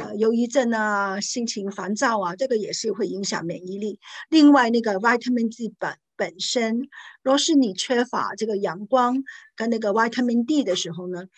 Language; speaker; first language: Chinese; non-native, local second language; Cantonese